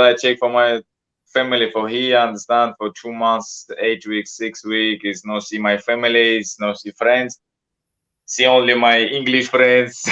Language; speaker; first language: English; non-native, learner; Russian